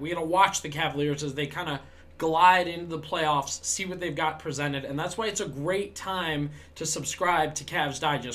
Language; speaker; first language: English; native; English